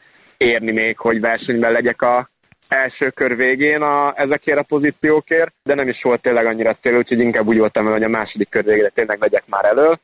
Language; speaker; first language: Hungarian; native; Hungarian